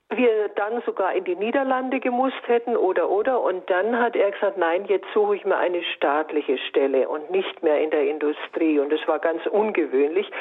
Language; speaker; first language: German; native; German